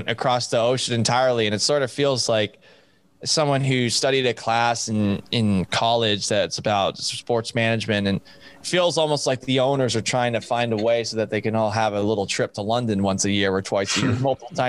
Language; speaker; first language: English; native; English